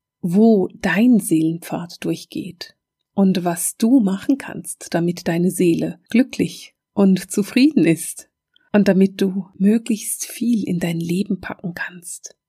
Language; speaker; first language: German; native; German